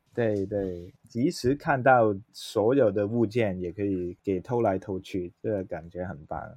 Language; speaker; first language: Chinese; non-native, local second language; Cantonese